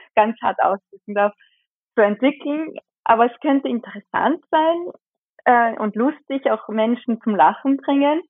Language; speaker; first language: German; early bilingual, other home language; Japanese